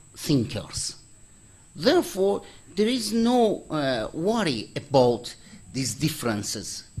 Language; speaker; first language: English; non-native, fluent; Persian